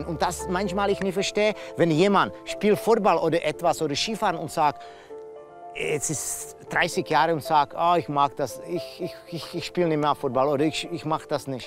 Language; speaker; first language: German; non-native, learner; Czech